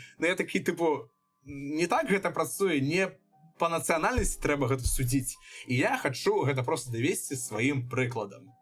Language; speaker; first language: Belarusian; non-native, fluent; Russian